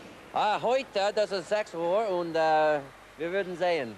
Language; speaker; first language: German; non-native, learner; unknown